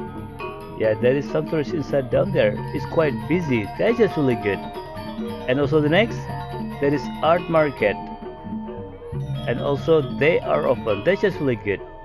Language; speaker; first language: English; non-native, learner; Indonesian